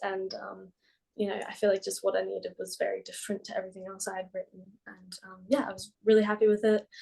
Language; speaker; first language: English; native; English